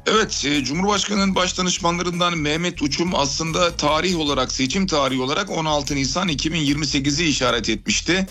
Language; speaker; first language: Turkish; native; Turkish